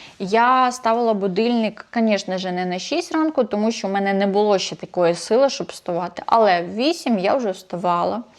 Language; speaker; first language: Ukrainian; non-native, local second language; Russian